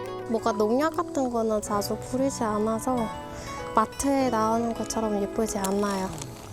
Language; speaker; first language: Korean; non-native, fluent; Vietnamese